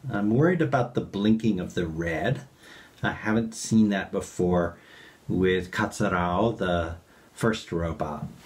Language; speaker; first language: English; native; English